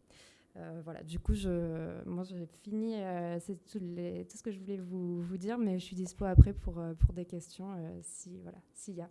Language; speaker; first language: French; native; French